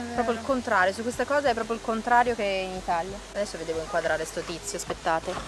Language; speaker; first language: Italian; native; Italian